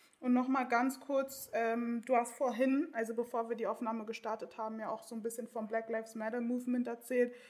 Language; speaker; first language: German; native; German